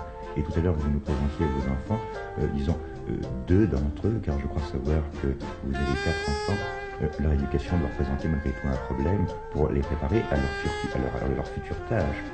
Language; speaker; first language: French; native; French